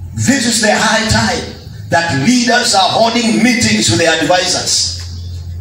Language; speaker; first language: English; non-native, local second language; Kamba